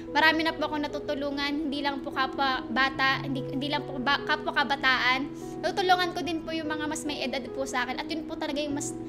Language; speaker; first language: Filipino; native; Filipino